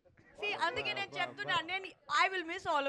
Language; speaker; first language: Telugu; non-native, learner; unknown